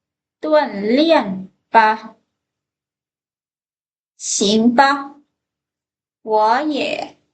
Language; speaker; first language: Chinese; non-native, fluent; Lao